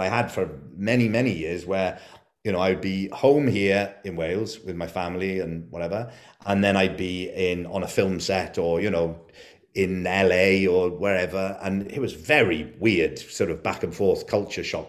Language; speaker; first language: English; native; English